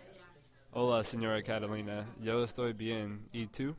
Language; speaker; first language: Spanish; non-native, learner; English